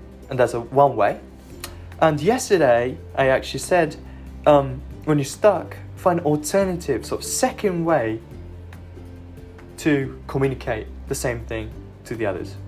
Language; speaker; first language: English; non-native, fluent; Japanese